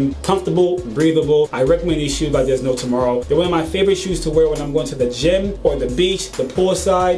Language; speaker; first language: English; native; English